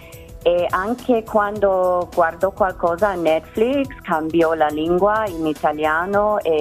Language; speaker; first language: Italian; non-native, learner; English